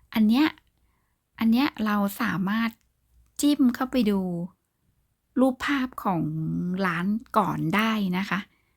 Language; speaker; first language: Thai; native; Thai